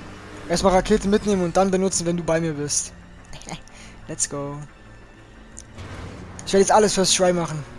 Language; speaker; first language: German; native; German